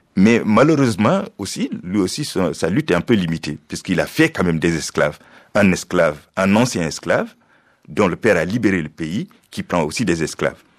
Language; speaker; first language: French; non-native, local second language; Fula